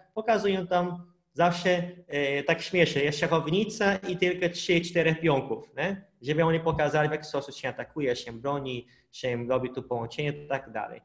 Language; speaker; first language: Polish; non-native, fluent; Portuguese